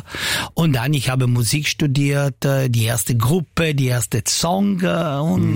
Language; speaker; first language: German; non-native, local second language; Italian